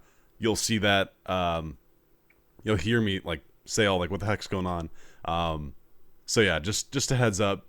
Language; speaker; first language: English; native; English